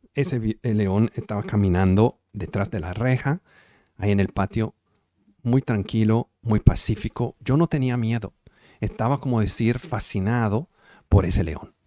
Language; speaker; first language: Spanish; non-native, fluent; Italian